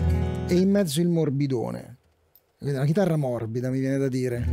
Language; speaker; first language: Italian; native; Italian